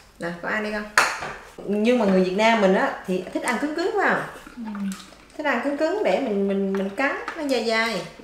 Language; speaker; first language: Vietnamese; native; Vietnamese